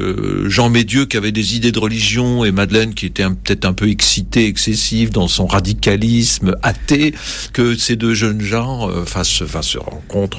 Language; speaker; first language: French; native; French